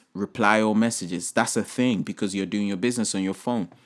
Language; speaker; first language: English; non-native, local second language; Yoruba